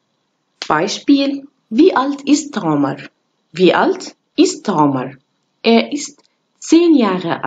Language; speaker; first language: German; non-native, fluent; Arabic